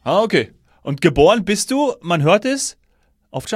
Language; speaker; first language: German; native; German